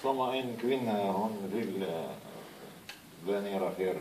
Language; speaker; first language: Swedish; non-native, learner; Arabic